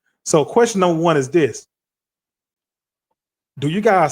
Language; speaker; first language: English; native; English